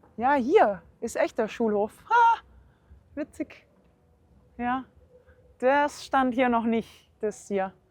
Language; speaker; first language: German; early bilingual, heritage; German